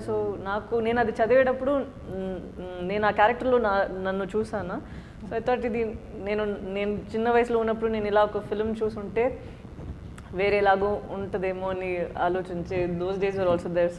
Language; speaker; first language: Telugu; non-native, local second language; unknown